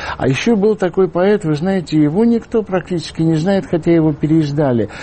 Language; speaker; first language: Russian; native; Russian